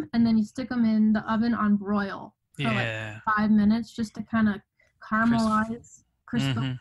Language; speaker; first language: English; native; English